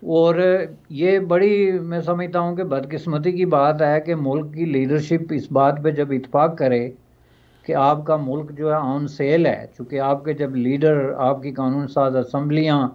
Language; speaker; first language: Urdu; non-native, local second language; Pahari-Potwari